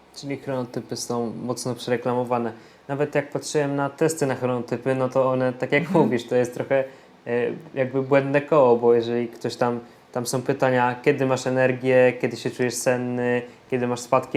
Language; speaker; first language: Polish; native; Polish